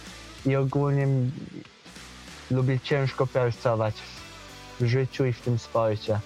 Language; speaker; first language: Polish; early bilingual, heritage; Polish